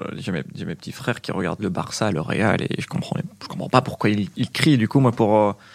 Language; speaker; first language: French; non-native, local second language; Arabic